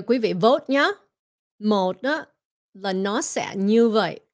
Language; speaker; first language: Vietnamese; early bilingual, heritage; Vietnamese